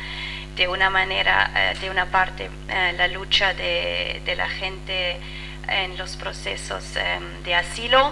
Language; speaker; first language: Spanish; non-native, fluent; French